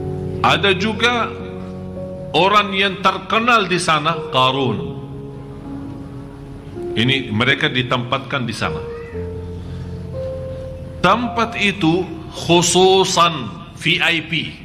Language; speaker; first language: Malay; non-native, fluent; Arabic